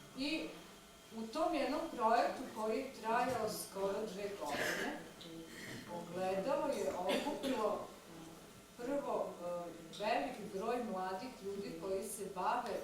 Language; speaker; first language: Bosnian; native; Bosnian